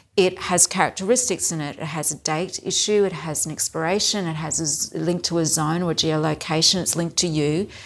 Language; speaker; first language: English; native; English